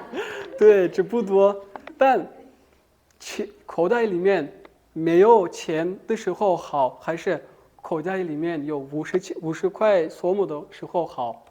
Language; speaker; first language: Chinese; non-native, fluent; Kyrgyz